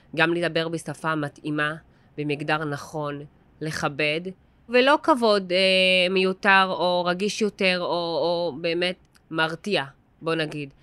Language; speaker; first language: Hebrew; non-native, local second language; Arabic